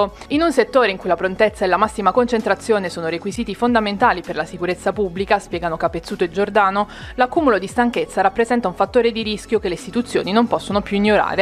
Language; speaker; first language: Italian; native; Italian